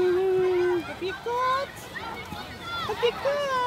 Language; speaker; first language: Dutch; early bilingual, other home language; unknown